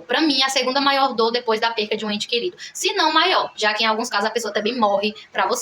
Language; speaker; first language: Portuguese; native; Portuguese